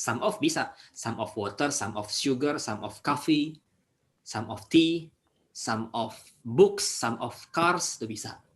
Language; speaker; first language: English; non-native, fluent; Indonesian